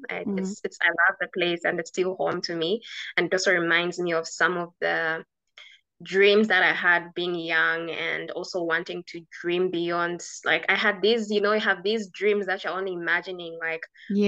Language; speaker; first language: English; non-native, local second language; Bemba